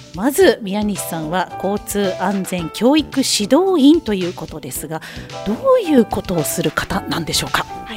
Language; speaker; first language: Japanese; native; Japanese